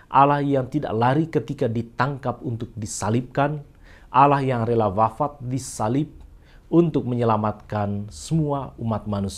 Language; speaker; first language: Indonesian; native; Indonesian